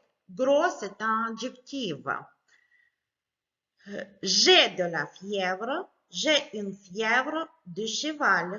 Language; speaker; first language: French; non-native, fluent; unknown